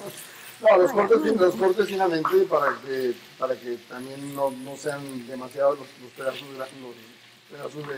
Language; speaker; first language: Spanish; native; Spanish